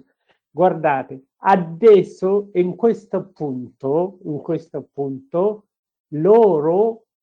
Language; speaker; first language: Italian; non-native, learner; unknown